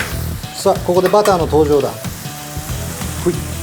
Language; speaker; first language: Japanese; native; Japanese